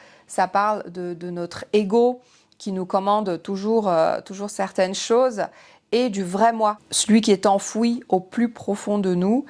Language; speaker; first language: French; native; French